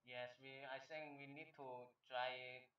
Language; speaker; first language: English; non-native, learner; Chinese